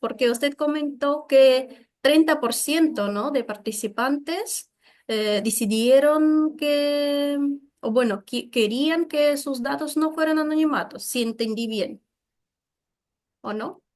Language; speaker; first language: Spanish; non-native, fluent; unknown